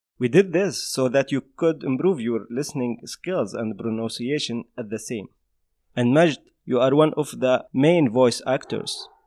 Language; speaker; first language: English; non-native, fluent; Arabic